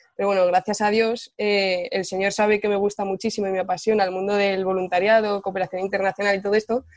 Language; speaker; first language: Spanish; native; Spanish